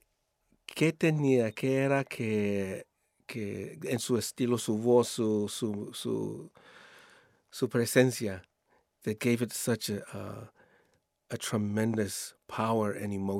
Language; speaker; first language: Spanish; early bilingual, heritage; Spanish